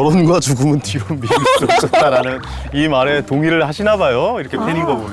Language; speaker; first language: Korean; native; Korean